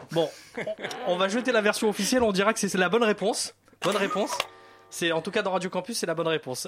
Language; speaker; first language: French; native; French